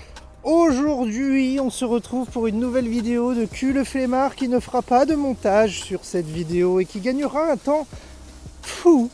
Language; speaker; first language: French; native; French